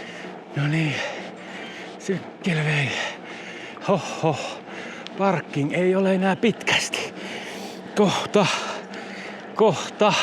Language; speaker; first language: Finnish; native; Finnish